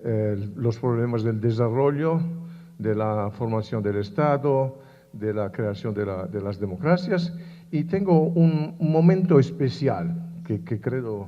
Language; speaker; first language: Spanish; non-native, fluent; Italian